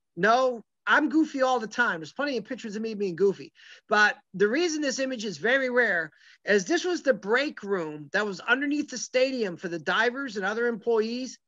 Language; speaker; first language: English; native; English